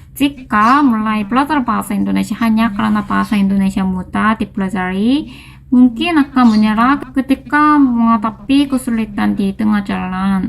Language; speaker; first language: Indonesian; non-native, learner; Korean